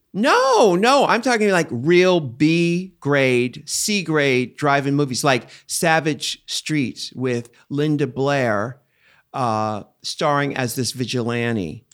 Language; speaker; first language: English; native; English